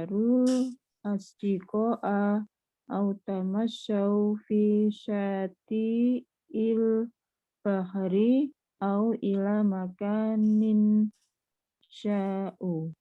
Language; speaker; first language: Arabic; non-native, learner; Indonesian